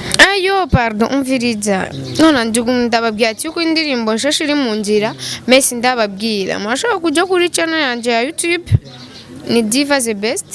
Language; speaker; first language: Rundi; native; Rundi